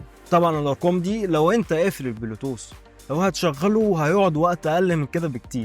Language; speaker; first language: Arabic; native; Arabic